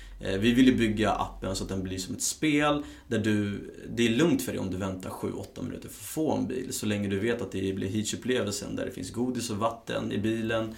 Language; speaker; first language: Swedish; early bilingual, other home language; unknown